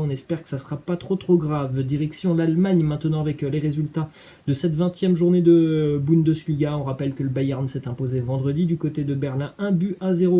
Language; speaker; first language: French; native; French